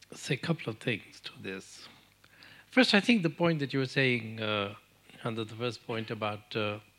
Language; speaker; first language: English; non-native, local second language; Urdu